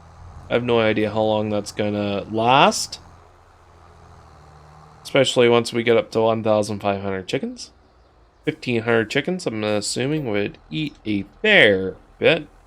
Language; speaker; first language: English; native; English